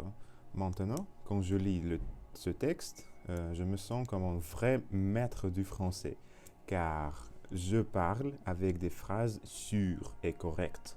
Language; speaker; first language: French; non-native, learner; Russian